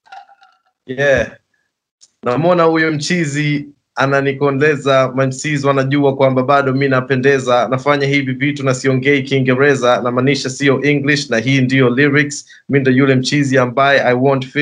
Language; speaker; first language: English; non-native, local second language; Sinhala